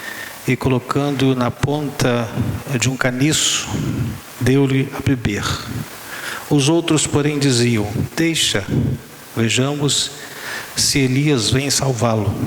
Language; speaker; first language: Portuguese; native; Portuguese